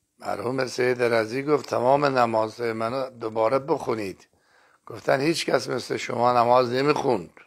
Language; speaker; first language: Persian; non-native, local second language; Azerbaijani